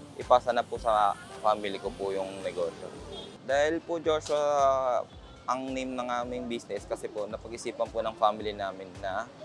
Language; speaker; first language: Filipino; native; Filipino